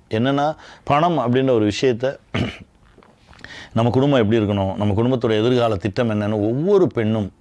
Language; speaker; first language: Tamil; native; Tamil